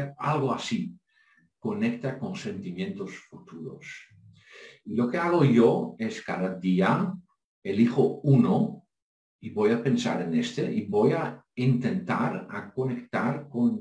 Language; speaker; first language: Spanish; non-native, fluent; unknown